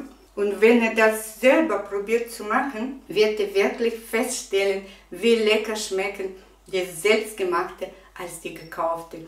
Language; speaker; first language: German; non-native, fluent; Russian